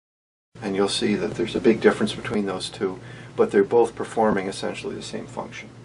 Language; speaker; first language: English; native; English